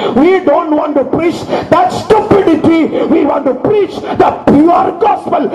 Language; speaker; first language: English; non-native, local second language; Malayalam